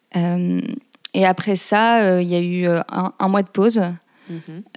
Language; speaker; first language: French; native; French